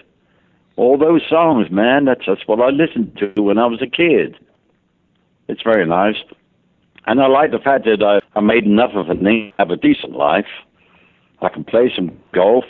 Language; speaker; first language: English; native; English